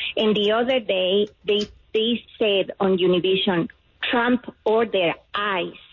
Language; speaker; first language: English; non-native, fluent; Spanish